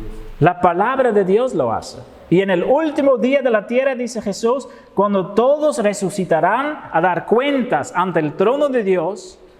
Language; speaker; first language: Spanish; non-native, fluent; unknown